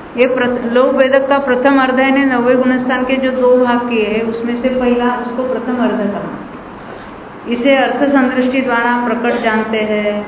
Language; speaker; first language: Hindi; non-native, local second language; Gujarati